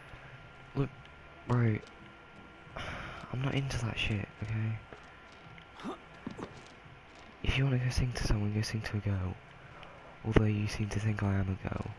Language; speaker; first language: English; native; English